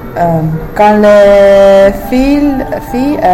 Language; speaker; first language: French; non-native, learner; English